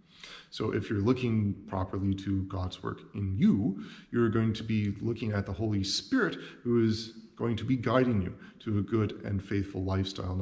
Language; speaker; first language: English; native; English